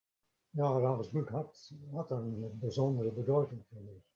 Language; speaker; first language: German; non-native, fluent; Dutch